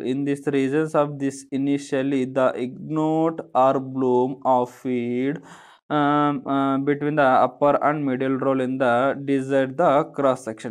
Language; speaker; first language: English; non-native, local second language; Telugu